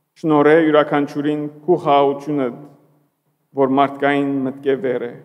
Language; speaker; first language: Armenian; early bilingual, heritage; Armenian